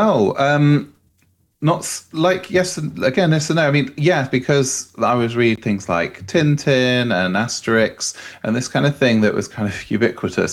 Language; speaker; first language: English; native; English